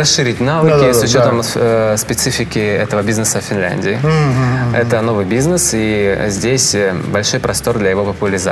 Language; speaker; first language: Russian; native; Russian